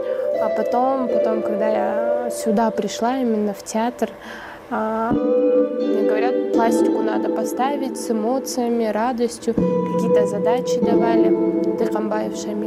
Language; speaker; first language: Russian; non-native, local second language; Kyrgyz